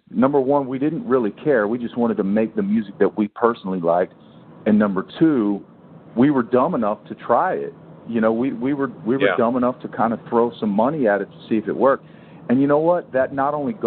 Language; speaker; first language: English; native; English